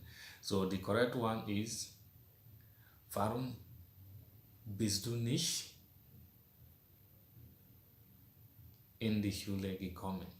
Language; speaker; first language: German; non-native, fluent; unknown